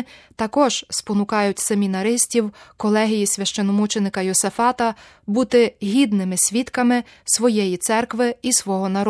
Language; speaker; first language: Ukrainian; native; Ukrainian